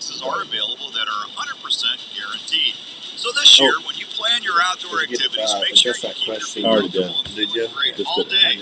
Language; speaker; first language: English; native; English